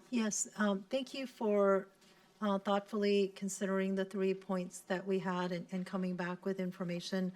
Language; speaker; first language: English; non-native, local second language; Cantonese